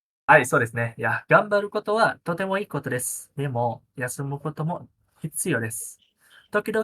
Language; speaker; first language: Japanese; non-native, fluent; Indonesian